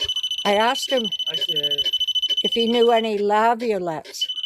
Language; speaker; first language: English; native; English